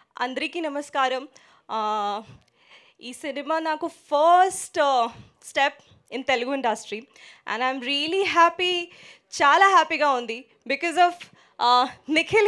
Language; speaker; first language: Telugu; non-native, learner; Hindi